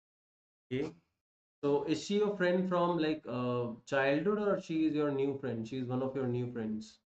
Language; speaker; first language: English; non-native, local second language; Hindi